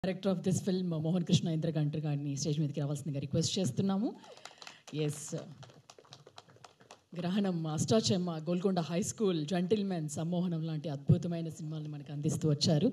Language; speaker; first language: Telugu; native; Telugu